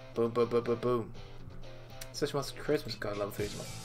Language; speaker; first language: English; native; English